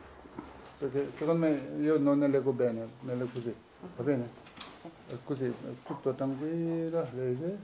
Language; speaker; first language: Italian; non-native, learner; Tibetan